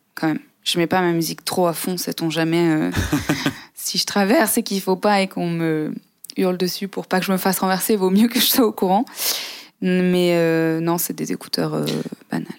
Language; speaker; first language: French; native; French